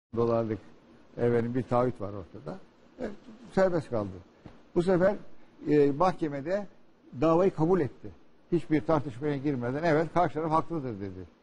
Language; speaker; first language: Turkish; native; Turkish